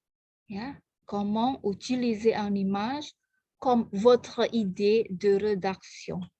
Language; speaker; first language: French; non-native, fluent; Indonesian